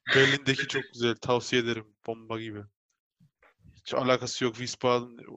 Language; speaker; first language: Turkish; early bilingual, heritage; Turkish